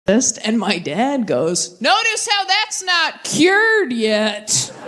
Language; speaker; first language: English; native; English